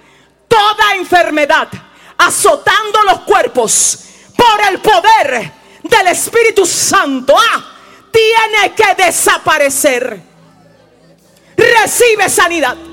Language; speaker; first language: Spanish; native; Spanish